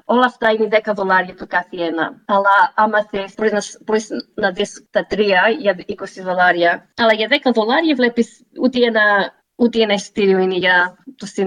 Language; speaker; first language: Greek; early bilingual, heritage; Greek